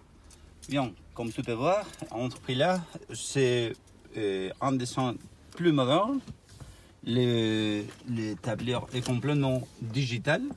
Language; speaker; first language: French; non-native, learner; Spanish